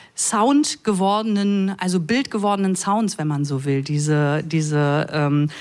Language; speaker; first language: German; native; German